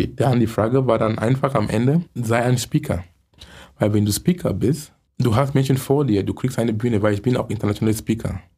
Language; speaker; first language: German; non-native, fluent; English